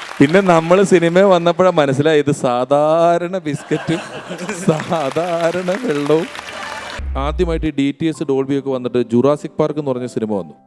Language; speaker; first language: Malayalam; native; Malayalam